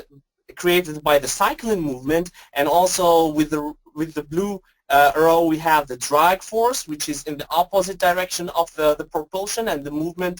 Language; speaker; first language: English; non-native, fluent; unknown